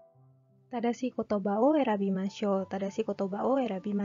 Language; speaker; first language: Japanese; non-native, learner; Indonesian